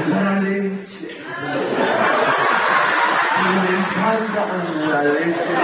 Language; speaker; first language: Spanish; native; Spanish